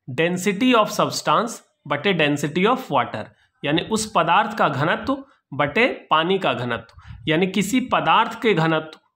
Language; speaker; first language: Hindi; native; Hindi